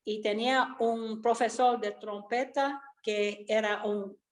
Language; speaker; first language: Spanish; early bilingual, other home language; Italian